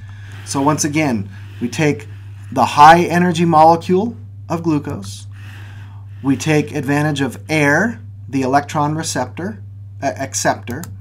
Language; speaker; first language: English; native; English